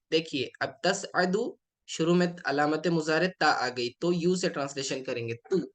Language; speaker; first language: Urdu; native; Urdu